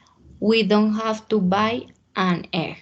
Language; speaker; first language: English; non-native, learner; Spanish